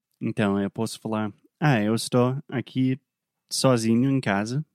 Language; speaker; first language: Portuguese; non-native, fluent; English